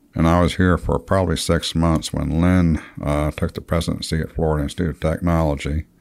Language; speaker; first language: English; native; English